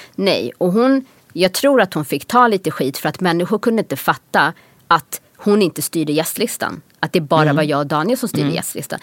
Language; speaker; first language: Swedish; native; Swedish